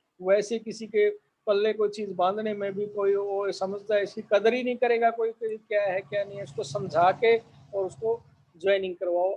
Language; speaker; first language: Hindi; native; Hindi